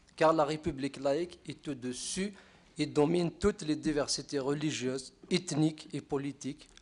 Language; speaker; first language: French; non-native, local second language; Arabic